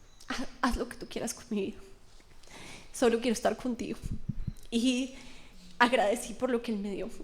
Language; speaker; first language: Spanish; native; Spanish